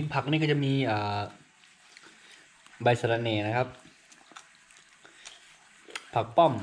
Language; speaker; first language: Thai; native; Thai